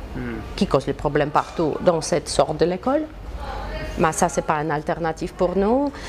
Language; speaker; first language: French; non-native, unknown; Polish